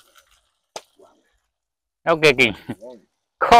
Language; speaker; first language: Portuguese; non-native, learner; Vietnamese